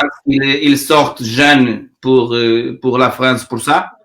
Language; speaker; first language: French; non-native, learner; Portuguese